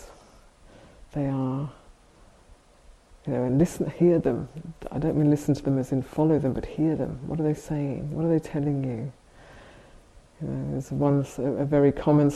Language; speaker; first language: English; native; English